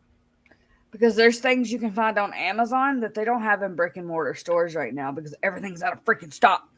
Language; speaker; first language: English; native; English